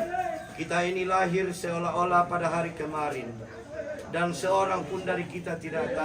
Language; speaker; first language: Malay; non-native, local second language; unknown